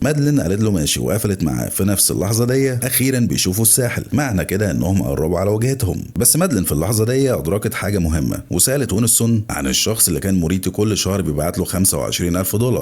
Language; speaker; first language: Arabic; native; Arabic